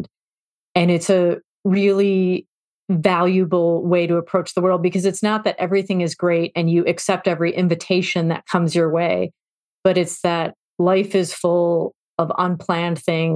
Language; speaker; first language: English; native; English